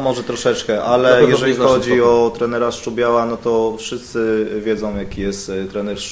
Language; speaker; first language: Polish; native; Polish